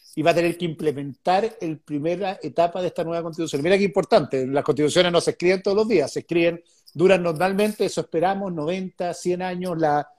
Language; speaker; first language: Spanish; native; Spanish